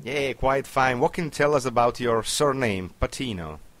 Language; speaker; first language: English; non-native, learner; Italian